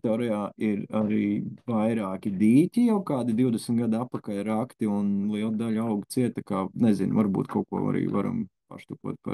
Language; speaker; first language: Latvian; native; Latvian